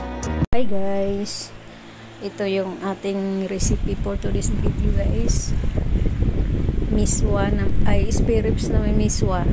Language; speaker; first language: Filipino; native; Filipino